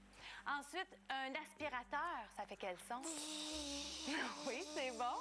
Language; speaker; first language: French; native; French